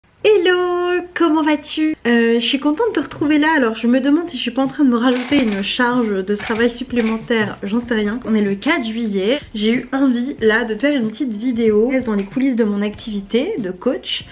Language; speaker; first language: French; native; French